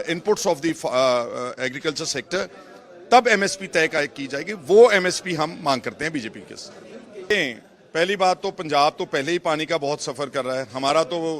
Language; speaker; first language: Hindi; non-native, local second language; Punjabi